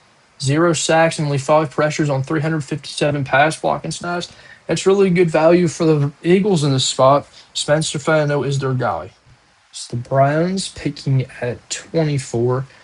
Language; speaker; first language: English; native; English